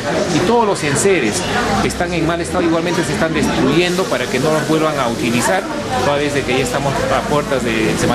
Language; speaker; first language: Spanish; native; Spanish